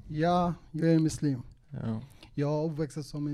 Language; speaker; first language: Swedish; non-native, local second language; Kurdish